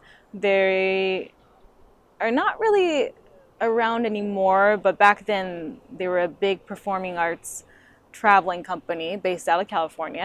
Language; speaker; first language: English; non-native, fluent; Japanese